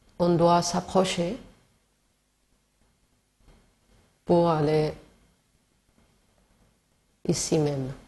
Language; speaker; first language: French; non-native, learner; Spanish